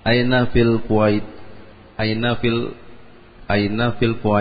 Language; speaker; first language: Arabic; non-native, learner; Indonesian